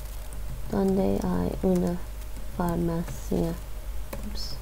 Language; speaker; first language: Spanish; non-native, learner; English